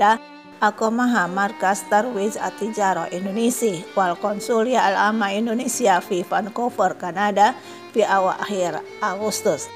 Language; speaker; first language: Arabic; non-native, learner; Indonesian